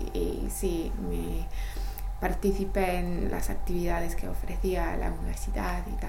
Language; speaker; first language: Spanish; non-native, fluent; English